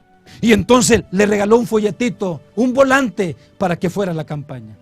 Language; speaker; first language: Spanish; native; Spanish